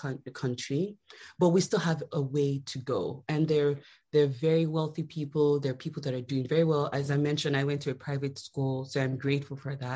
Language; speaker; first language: English; non-native, local second language; Yoruba